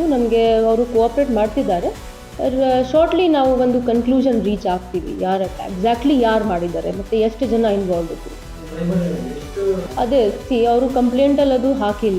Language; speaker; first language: Kannada; non-native, fluent; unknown